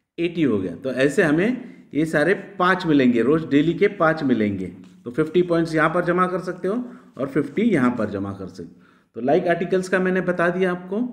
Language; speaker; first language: Hindi; non-native, local second language; Marathi